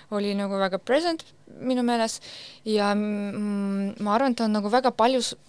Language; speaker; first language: Estonian; non-native, local second language; Russian